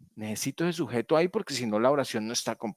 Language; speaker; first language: Spanish; native; Spanish